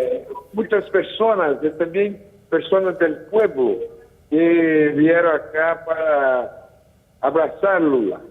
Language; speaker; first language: Spanish; non-native, learner; Portuguese